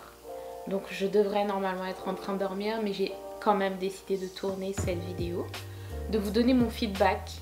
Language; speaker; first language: French; native; French